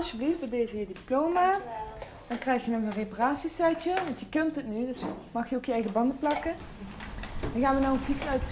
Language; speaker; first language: Dutch; native; Dutch